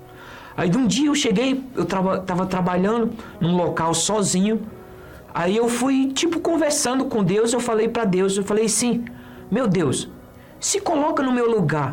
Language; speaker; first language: Portuguese; native; Portuguese